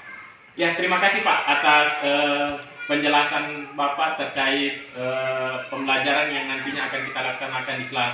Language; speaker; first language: Indonesian; native; Indonesian